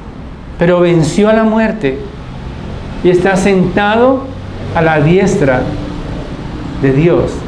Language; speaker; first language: Spanish; native; Spanish